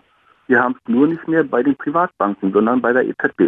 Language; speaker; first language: German; native; German